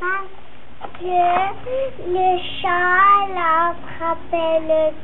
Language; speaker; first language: French; non-native, learner; English